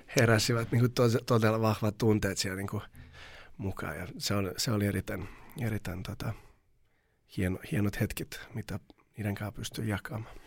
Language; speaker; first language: Finnish; non-native, fluent; Serbian